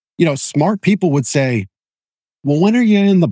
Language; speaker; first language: English; native; English